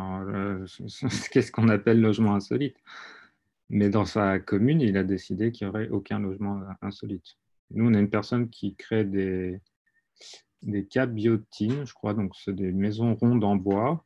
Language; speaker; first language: French; native; French